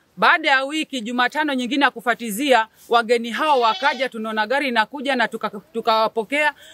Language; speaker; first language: Swahili; native; Swahili